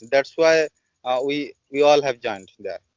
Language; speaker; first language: English; non-native, learner; Odia